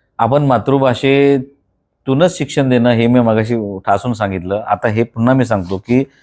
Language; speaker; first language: Marathi; non-native, local second language; Bhili